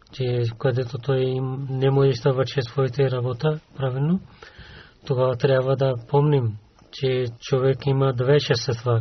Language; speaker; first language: Bulgarian; non-native, learner; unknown